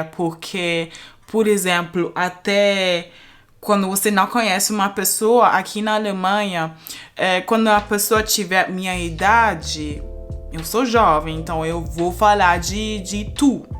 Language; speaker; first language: Portuguese; non-native, fluent; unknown